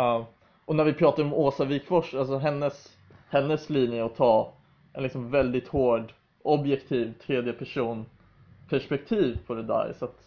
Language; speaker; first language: Swedish; native; Swedish